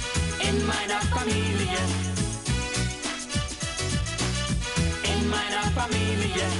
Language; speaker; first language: German; non-native, learner; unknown